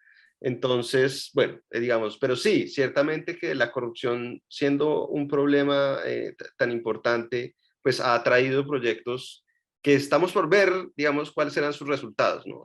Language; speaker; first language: Spanish; native; Spanish